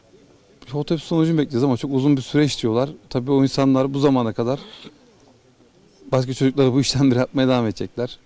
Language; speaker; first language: Turkish; native; Turkish